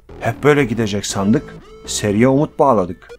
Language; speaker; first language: Turkish; native; Turkish